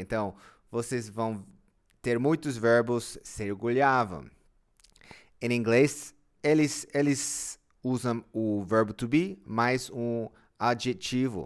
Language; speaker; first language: Portuguese; non-native, fluent; English